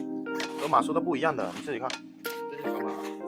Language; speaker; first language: Chinese; native; Chinese